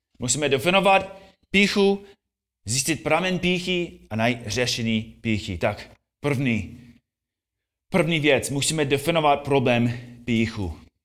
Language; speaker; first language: Czech; non-native, fluent; English